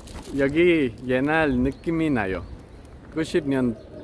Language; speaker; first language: Korean; non-native, learner; Spanish